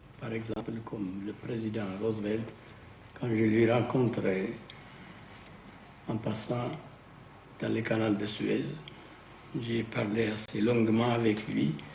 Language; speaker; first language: French; non-native, fluent; Amharic